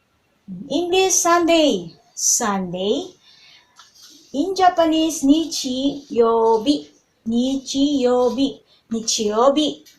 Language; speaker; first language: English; non-native, local second language; Filipino